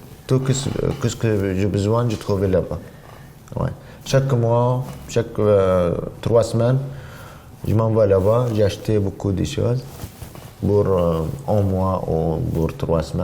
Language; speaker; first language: French; non-native, learner; Arabic